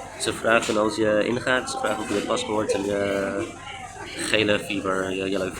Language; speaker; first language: Dutch; non-native, learner; English